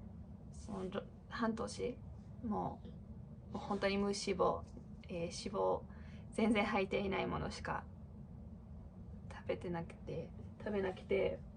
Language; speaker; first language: Japanese; non-native, fluent; English